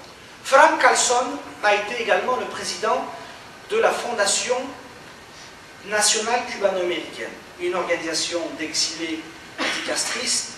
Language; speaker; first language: French; native; French